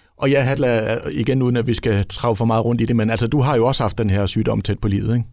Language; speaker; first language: Danish; native; Danish